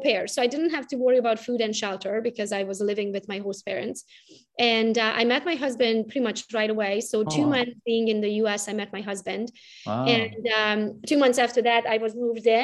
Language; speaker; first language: English; non-native, fluent; Romanian